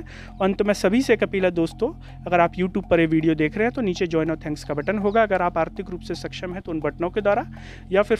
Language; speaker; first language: Hindi; native; Hindi